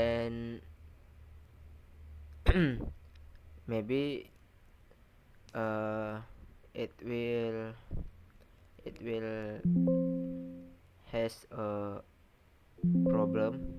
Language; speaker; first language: English; non-native, learner; Indonesian